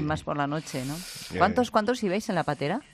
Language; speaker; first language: Spanish; native; Spanish